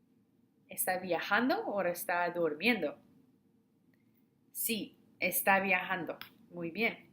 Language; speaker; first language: Spanish; non-native, fluent; English